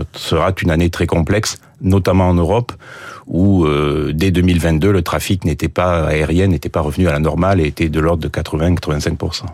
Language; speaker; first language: French; native; French